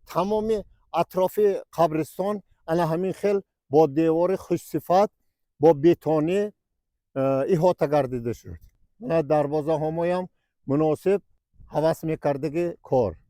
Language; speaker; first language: Tajik; non-native, local second language; Uzbek